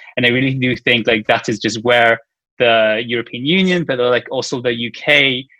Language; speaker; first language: English; non-native, fluent; Luxembourgish